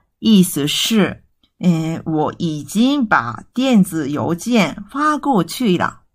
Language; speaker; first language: Chinese; non-native, fluent; Japanese